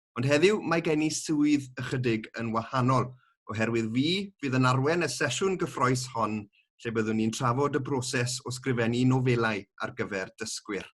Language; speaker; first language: Welsh; native; Welsh